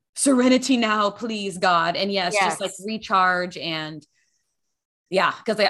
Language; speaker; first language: English; native; English